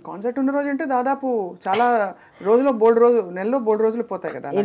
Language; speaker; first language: Telugu; native; Telugu